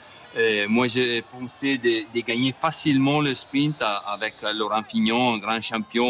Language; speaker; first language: French; non-native, fluent; Italian